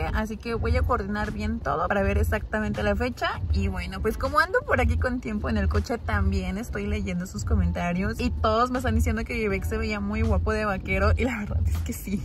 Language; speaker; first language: Spanish; native; Spanish